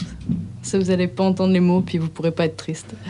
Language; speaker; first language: French; native; French